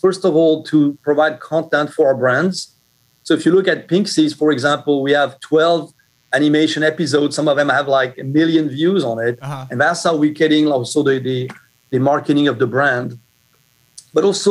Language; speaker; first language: English; non-native, fluent; French